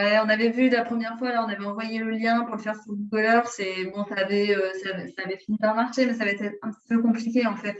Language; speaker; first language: French; native; French